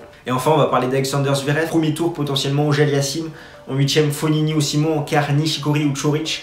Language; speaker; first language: French; native; French